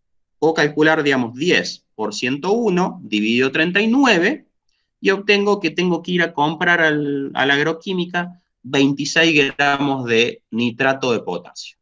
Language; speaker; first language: Spanish; native; Spanish